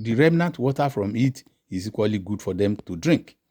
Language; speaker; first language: English; non-native, local second language; Yoruba